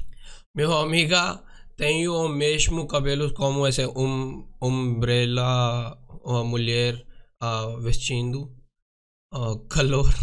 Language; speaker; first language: Portuguese; non-native, learner; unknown